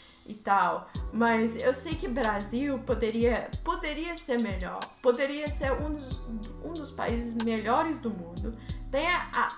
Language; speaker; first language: Portuguese; early bilingual, heritage; Portuguese